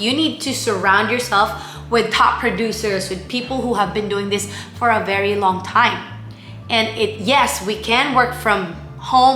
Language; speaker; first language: English; non-native, local second language; Filipino